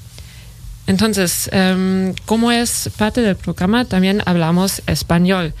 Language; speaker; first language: Spanish; non-native, fluent; German